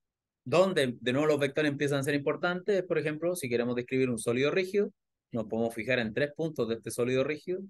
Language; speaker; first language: Spanish; native; Spanish